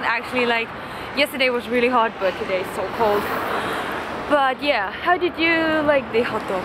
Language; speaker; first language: English; non-native, fluent; German